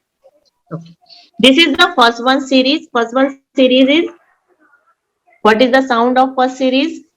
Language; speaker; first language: English; non-native, local second language; Hindi